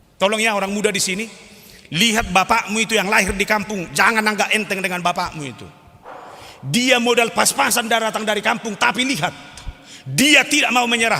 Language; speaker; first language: Indonesian; non-native, local second language; Batak Toba